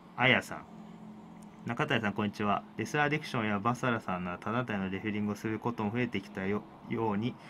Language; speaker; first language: Japanese; native; Japanese